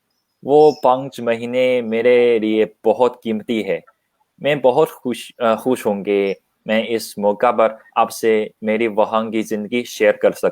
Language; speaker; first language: Hindi; non-native, learner; Chinese